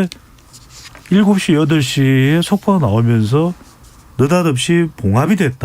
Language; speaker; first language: Korean; native; Korean